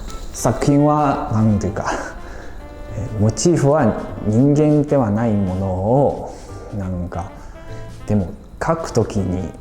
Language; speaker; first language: Japanese; non-native, fluent; Chinese